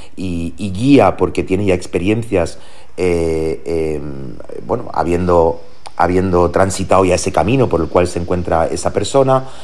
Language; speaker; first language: Spanish; early bilingual, heritage; Spanish